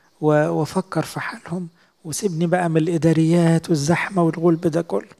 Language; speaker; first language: Arabic; native; Arabic